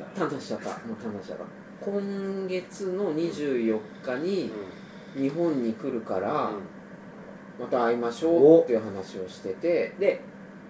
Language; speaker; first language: Japanese; native; Japanese